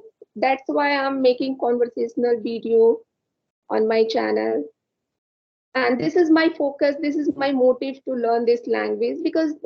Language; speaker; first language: English; non-native, learner; Hindi